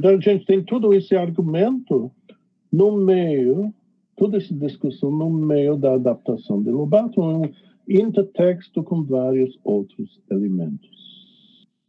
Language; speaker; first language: Portuguese; non-native, fluent; English